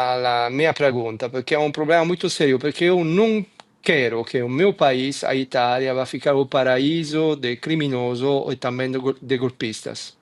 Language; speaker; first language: Portuguese; non-native, fluent; Italian